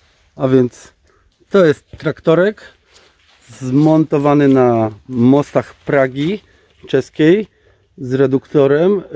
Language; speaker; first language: Polish; native; Polish